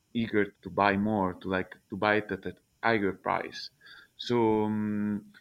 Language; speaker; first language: English; non-native, fluent; Italian